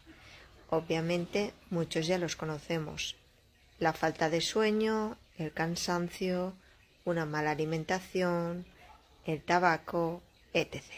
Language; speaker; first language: Spanish; native; Spanish